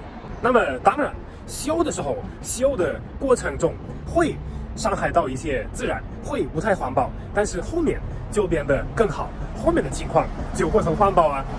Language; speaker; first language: Chinese; non-native, fluent; German